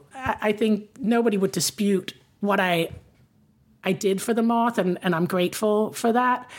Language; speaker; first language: English; non-native, fluent; Danish